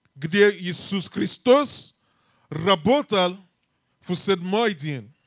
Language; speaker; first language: Russian; non-native, learner; English